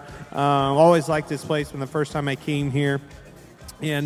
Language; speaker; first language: English; native; English